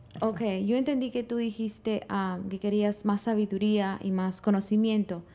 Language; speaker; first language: Spanish; early bilingual, heritage; Spanish